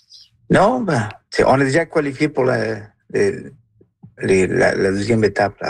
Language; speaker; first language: French; non-native, fluent; Spanish